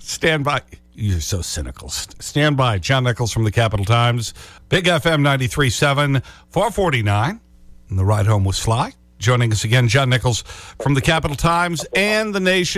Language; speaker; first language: English; native; English